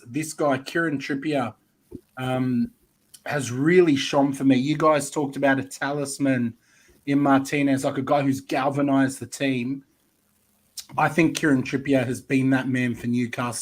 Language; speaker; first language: English; native; English